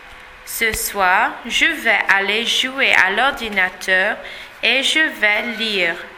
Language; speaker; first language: French; non-native, learner; English